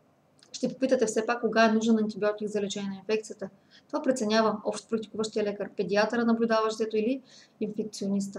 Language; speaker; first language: Bulgarian; native; Bulgarian